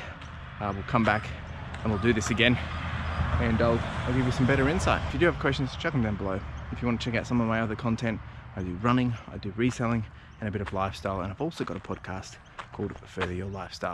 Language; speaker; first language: English; native; English